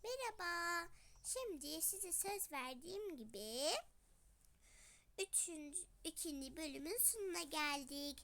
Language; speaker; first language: Turkish; early bilingual, other home language; Arabic